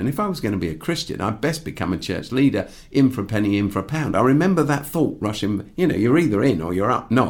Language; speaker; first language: English; native; English